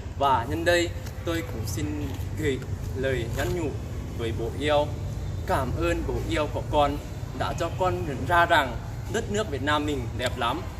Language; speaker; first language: Vietnamese; non-native, fluent; Lao